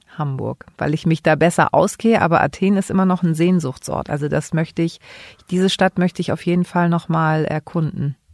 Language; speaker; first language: German; early bilingual, other home language; Greek